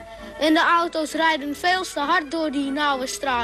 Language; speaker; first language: Dutch; native; Dutch